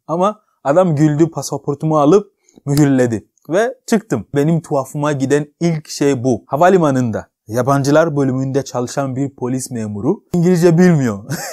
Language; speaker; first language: Turkish; non-native, fluent; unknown